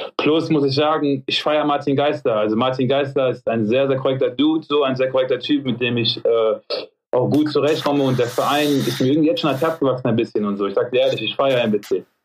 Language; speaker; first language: German; early bilingual, other home language; French